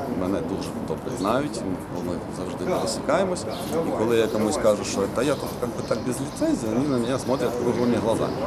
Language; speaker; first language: Ukrainian; native; Ukrainian